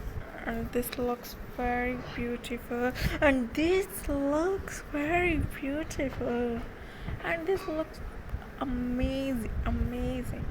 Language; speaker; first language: English; non-native, learner; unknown